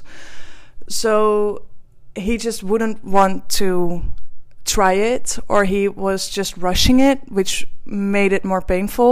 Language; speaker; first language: English; non-native, fluent; Dutch